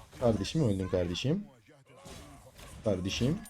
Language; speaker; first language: Turkish; native; Turkish